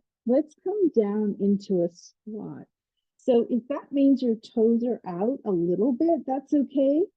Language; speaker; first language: English; native; English